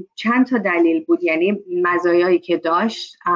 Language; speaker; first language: Persian; early bilingual, heritage; Persian